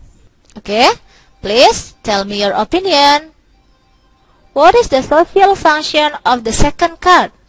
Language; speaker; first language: English; non-native, local second language; Indonesian